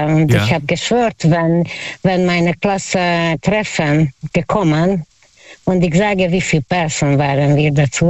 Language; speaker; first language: German; non-native, learner; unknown